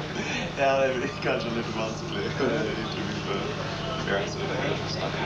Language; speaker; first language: Norwegian; non-native, learner; English